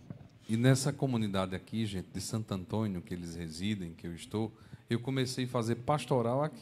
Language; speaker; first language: Portuguese; native; Portuguese